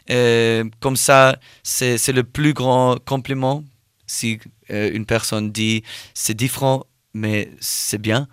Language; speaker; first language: French; non-native, learner; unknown